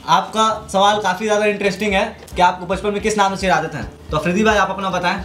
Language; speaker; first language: Hindi; native; Hindi